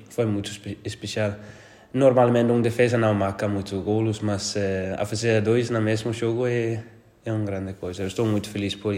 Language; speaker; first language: Portuguese; non-native, learner; Danish